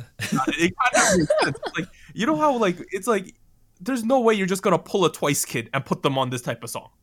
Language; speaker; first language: English; native; English